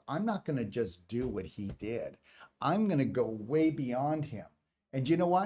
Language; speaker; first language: English; native; English